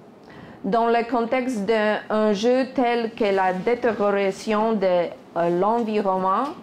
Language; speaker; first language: French; non-native, fluent; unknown